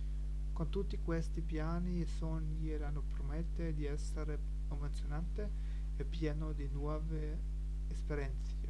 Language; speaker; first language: Italian; non-native, learner; German